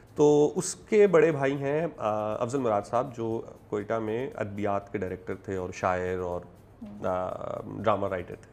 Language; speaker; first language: Urdu; non-native, local second language; Punjabi